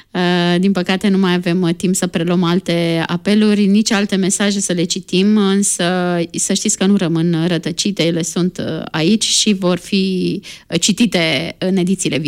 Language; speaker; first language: Romanian; native; Romanian